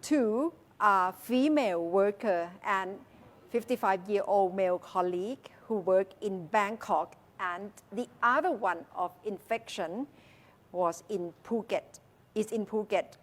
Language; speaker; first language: English; non-native, fluent; Thai